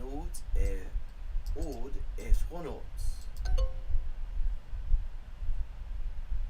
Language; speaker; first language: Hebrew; non-native, learner; English